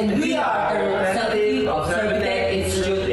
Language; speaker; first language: English; non-native, local second language; Filipino